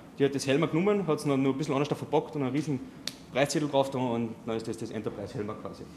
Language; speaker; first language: German; native; German